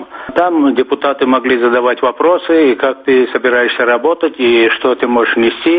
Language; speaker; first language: Russian; non-native, local second language; Turkmen